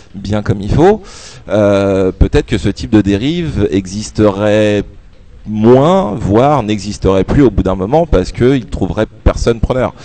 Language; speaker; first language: French; native; French